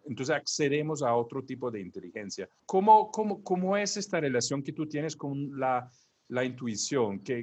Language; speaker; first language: Spanish; non-native, fluent; Italian